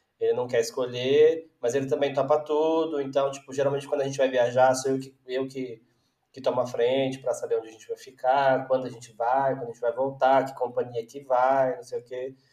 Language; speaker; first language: Portuguese; native; Portuguese